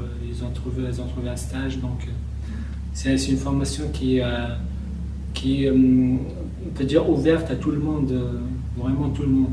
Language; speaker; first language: French; non-native, local second language; Kabyle